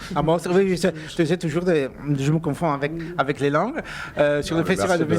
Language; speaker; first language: French; non-native, fluent; Italian